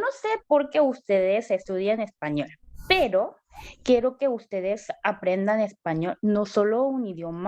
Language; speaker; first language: Spanish; non-native, learner; Korean